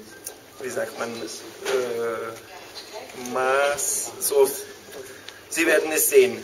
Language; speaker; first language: German; non-native, fluent; Slovenian